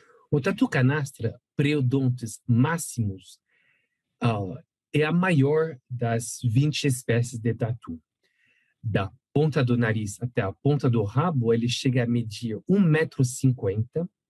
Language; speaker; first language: Portuguese; non-native, fluent; French